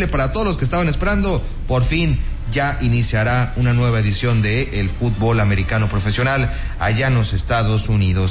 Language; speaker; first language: Spanish; native; Spanish